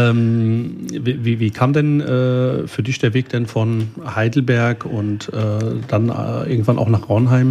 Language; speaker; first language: German; early bilingual, other home language; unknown